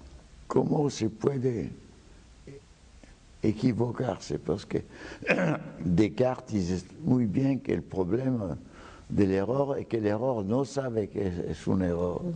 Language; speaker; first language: Spanish; non-native, fluent; French